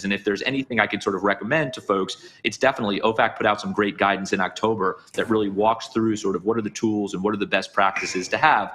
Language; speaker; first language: English; native; English